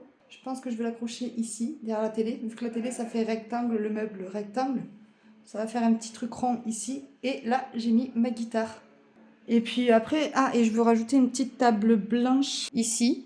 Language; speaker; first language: French; native; French